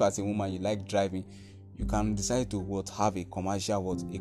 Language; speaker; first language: English; non-native, local second language; Yoruba